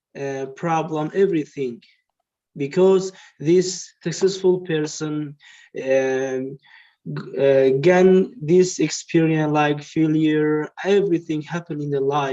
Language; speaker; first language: English; non-native, learner; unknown